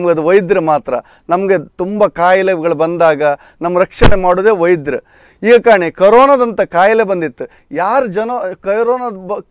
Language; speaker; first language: Kannada; native; Kannada